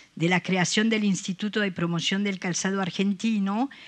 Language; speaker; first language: Spanish; non-native, fluent; French